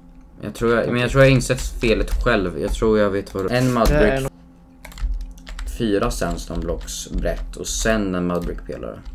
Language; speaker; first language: Swedish; native; Swedish